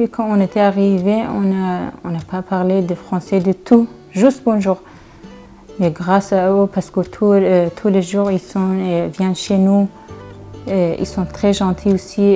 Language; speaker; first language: French; non-native, learner; Kurdish